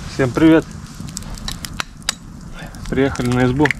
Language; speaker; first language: Russian; native; Russian